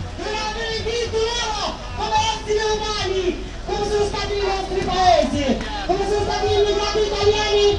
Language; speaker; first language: Italian; non-native, local second language; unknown